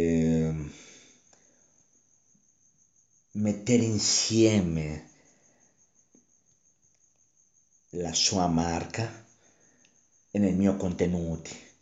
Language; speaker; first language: Italian; non-native, learner; Spanish